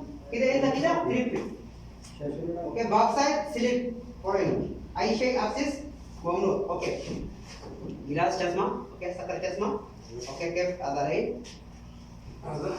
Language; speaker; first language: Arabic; non-native, learner; Hindi